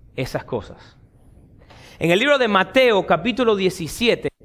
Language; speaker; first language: Spanish; early bilingual, heritage; Spanish